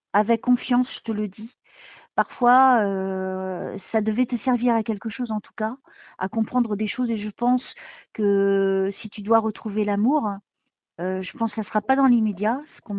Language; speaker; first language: French; native; French